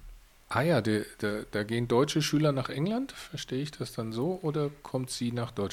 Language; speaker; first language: German; native; German